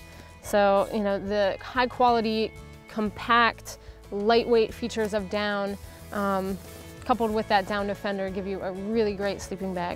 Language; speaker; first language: English; native; English